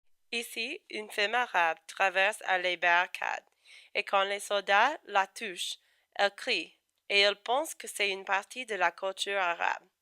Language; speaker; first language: French; non-native, fluent; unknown